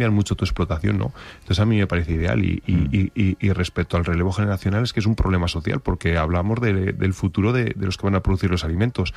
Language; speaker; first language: Spanish; native; Spanish